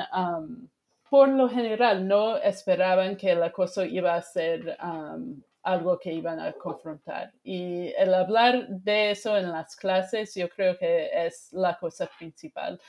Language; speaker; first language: Spanish; non-native, fluent; English